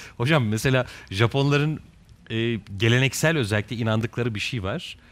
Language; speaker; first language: Turkish; native; Turkish